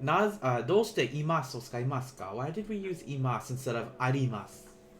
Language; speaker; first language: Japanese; non-native, learner; English